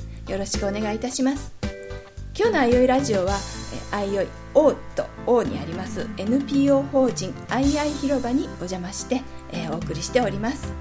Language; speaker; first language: Japanese; native; Japanese